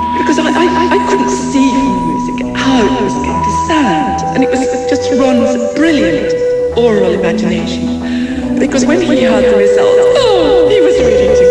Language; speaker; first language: English; native; English